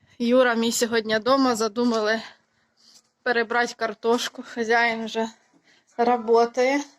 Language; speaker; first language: Ukrainian; native; Ukrainian